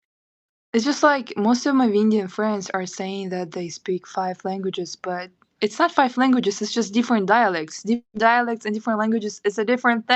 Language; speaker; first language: English; non-native, fluent; Kyrgyz